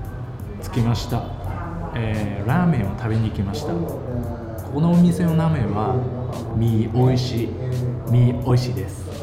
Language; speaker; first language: Japanese; non-native, fluent; Vietnamese